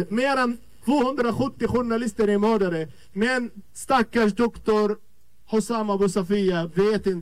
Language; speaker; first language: Swedish; non-native, fluent; Arabic